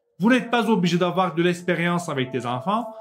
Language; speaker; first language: French; non-native, fluent; Turkish